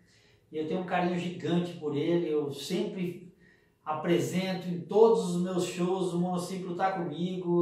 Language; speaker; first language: Portuguese; native; Portuguese